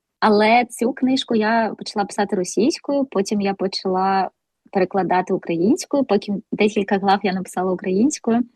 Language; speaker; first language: Ukrainian; non-native, local second language; Russian